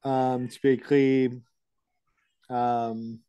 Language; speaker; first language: French; non-native, learner; English